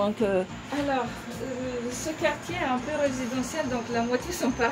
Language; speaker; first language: French; non-native, fluent; Italian